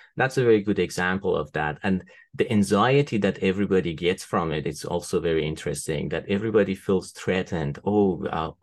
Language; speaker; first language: English; non-native, fluent; Persian